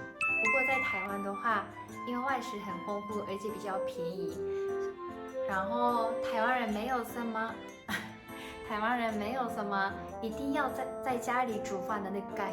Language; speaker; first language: Chinese; non-native, fluent; Japanese